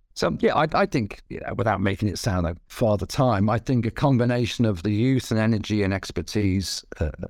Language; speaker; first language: English; native; English